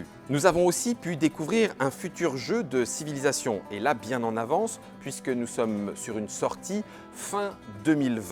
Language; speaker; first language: French; native; French